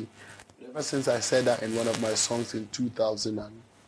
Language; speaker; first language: English; non-native, local second language; Ewe